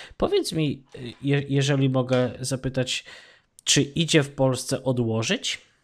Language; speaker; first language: Polish; native; Polish